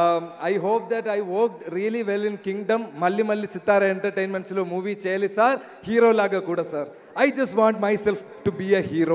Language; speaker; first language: Telugu; non-native, learner; Malayalam